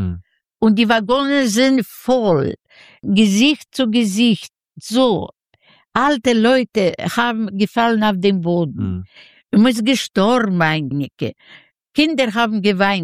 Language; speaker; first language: German; non-native, fluent; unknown